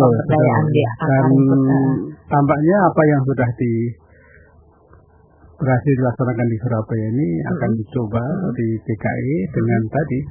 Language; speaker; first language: Indonesian; native; Indonesian